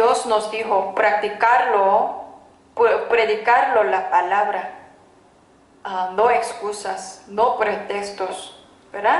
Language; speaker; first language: Spanish; non-native, fluent; Korean